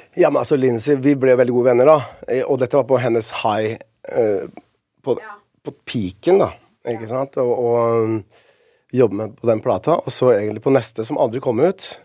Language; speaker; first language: Norwegian; early bilingual, other home language; Spanish